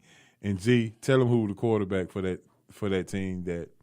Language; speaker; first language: English; native; English